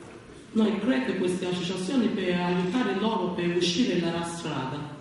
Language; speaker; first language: Italian; non-native, learner; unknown